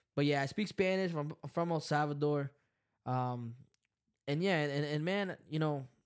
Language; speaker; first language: English; early bilingual, other home language; Spanish